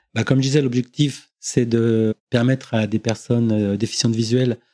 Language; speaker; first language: French; native; French